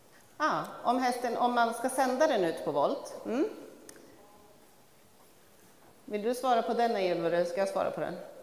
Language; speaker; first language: Swedish; native; Swedish